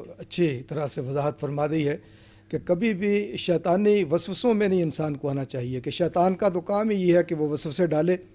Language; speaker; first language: Urdu; native; Urdu